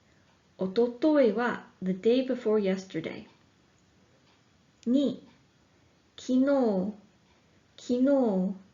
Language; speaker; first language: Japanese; non-native, fluent; English